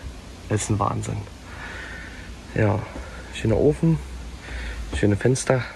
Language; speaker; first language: German; native; German